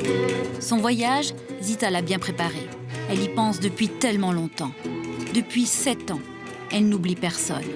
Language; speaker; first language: French; native; French